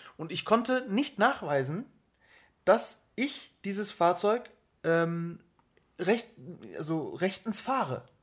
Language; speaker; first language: German; early bilingual, other home language; Turkish